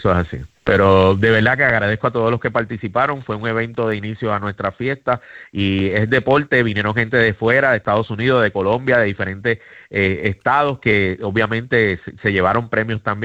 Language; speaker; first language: Spanish; native; Spanish